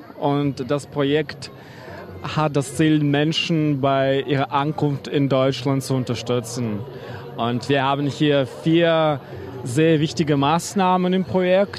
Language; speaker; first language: German; non-native, fluent; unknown